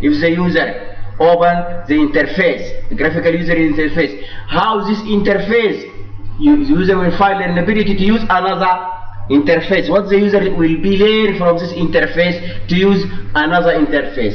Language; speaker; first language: English; non-native, fluent; Arabic